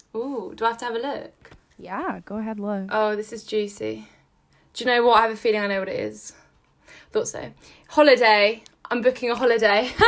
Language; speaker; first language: English; native; English